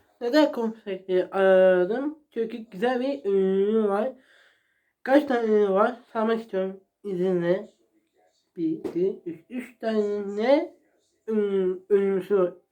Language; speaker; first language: Turkish; non-native, learner; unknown